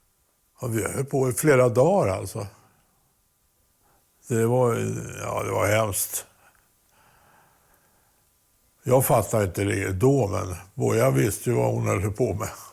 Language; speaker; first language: Swedish; native; Swedish